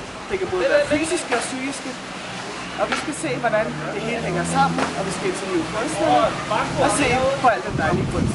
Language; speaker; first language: Danish; native; Danish